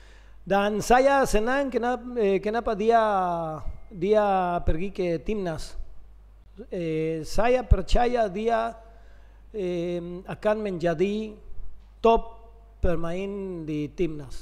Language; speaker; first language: Indonesian; non-native, learner; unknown